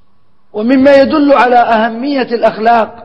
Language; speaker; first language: Arabic; native; Arabic